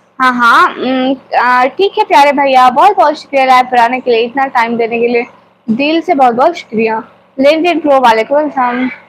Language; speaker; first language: Urdu; non-native, local second language; Punjabi